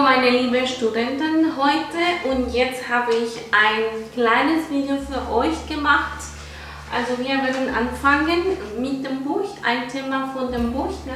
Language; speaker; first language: German; non-native, fluent; Spanish